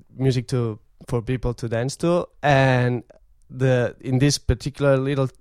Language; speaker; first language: English; non-native, fluent; Catalan